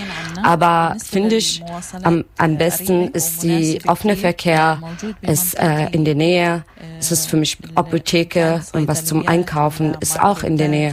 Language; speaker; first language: German; non-native, learner; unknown